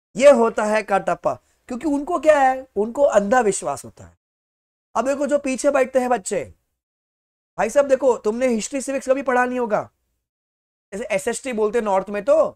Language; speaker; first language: Hindi; native; Hindi